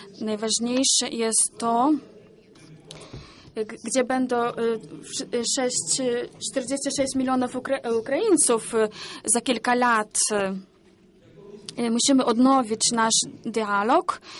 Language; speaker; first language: Polish; non-native, learner; Ukrainian